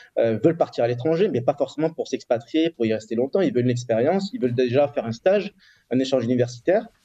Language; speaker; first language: French; native; French